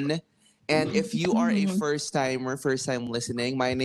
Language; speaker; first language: English; non-native, local second language; Filipino